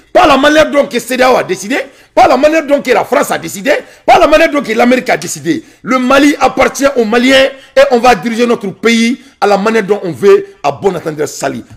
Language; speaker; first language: French; non-native, local second language; Bambara